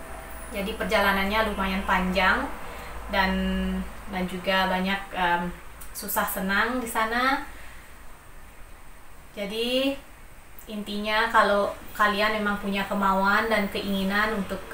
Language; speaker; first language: Indonesian; non-native, local second language; Balinese